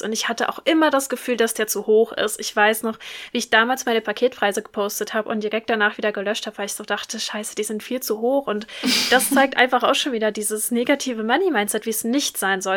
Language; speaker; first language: German; native; German